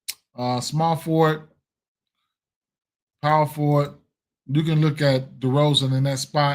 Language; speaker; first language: English; native; English